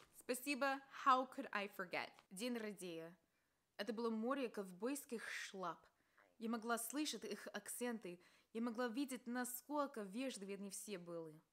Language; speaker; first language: Russian; non-native, fluent; English